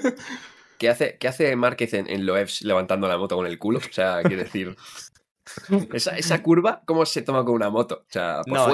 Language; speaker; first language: Spanish; native; Spanish